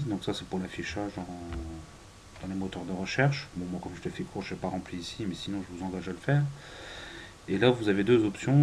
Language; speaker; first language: French; native; French